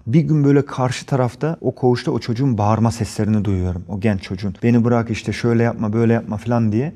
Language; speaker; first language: Turkish; early bilingual, heritage; Turkish